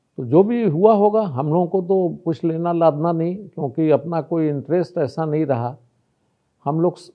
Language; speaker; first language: Hindi; native; Hindi